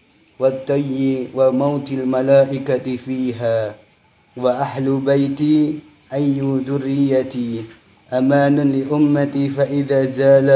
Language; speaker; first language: Arabic; non-native, fluent; Javanese